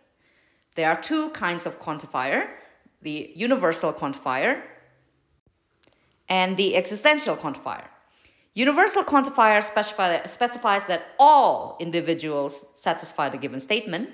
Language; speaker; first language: English; non-native, fluent; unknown